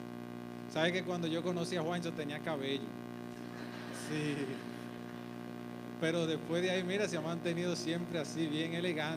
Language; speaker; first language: Spanish; native; Spanish